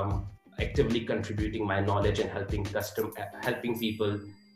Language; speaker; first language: English; non-native, local second language; Urdu